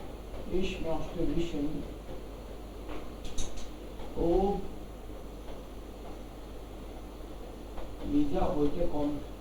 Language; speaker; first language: German; non-native, fluent; Hindi